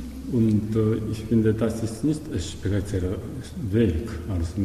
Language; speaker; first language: German; non-native, learner; Japanese